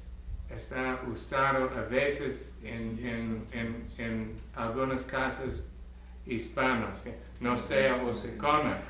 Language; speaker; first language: Spanish; non-native, learner; English